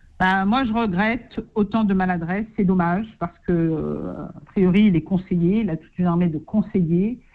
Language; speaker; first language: French; native; French